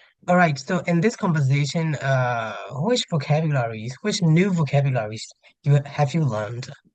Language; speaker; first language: English; non-native, fluent; Burmese